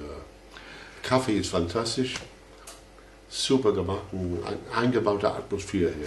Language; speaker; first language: German; non-native, fluent; English